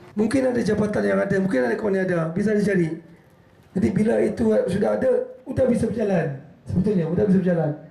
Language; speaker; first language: Malay; native; Malay